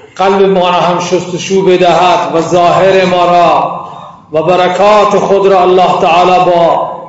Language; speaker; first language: Persian; non-native, local second language; Baluchi